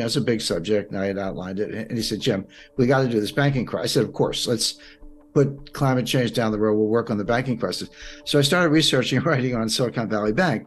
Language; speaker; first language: English; native; English